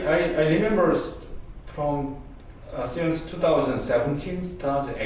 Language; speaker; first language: English; non-native, learner; Korean